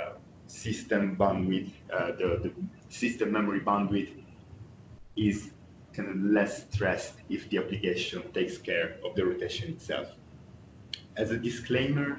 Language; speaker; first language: English; non-native, fluent; Italian